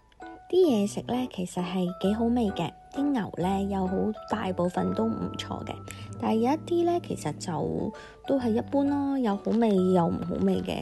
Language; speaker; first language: Cantonese; native; Cantonese